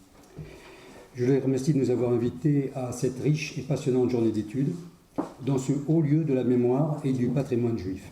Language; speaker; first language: French; native; French